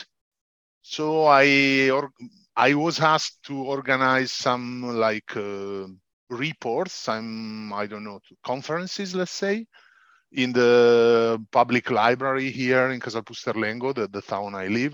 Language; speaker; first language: English; non-native, fluent; Italian